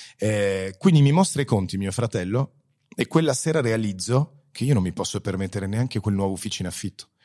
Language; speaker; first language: Italian; early bilingual, heritage; Italian